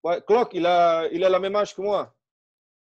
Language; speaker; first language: French; non-native, fluent; Indonesian